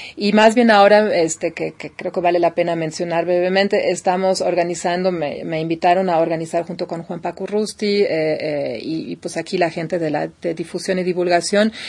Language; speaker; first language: Spanish; non-native, fluent; German